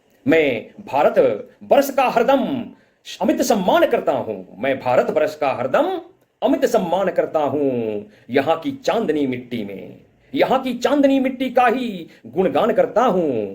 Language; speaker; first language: Hindi; native; Hindi